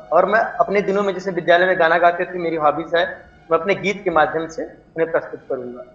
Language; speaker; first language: Hindi; native; Hindi